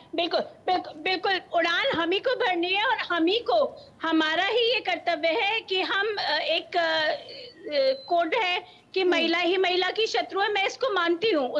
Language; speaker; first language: Hindi; native; Hindi